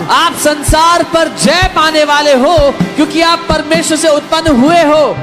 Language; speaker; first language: Hindi; native; Hindi